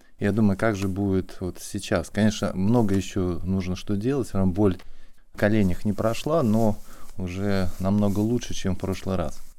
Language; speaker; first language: Russian; native; Russian